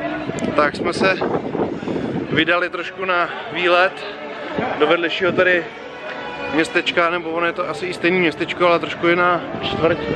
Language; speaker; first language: Czech; native; Czech